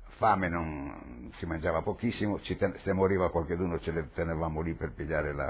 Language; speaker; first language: Italian; native; Italian